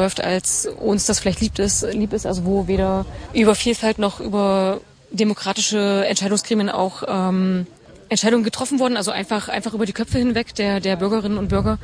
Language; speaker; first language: German; native; German